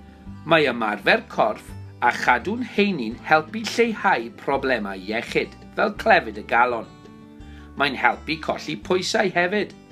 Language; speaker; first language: Welsh; non-native, learner; English